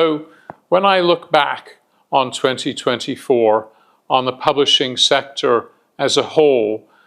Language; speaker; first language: English; native; English